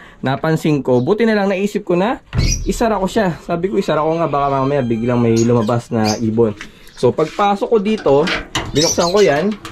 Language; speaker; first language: Filipino; non-native, local second language; Pampanga